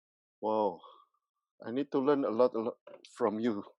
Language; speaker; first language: English; non-native, fluent; Indonesian